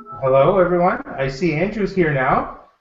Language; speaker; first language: English; native; English